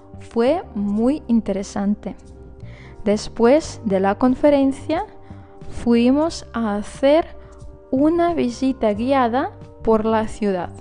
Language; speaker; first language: Spanish; non-native, fluent; Russian